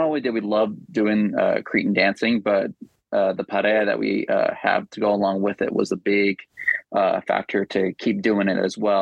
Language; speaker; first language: English; native; English